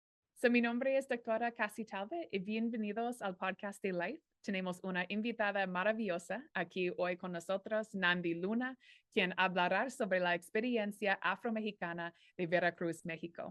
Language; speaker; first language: Spanish; non-native, fluent; English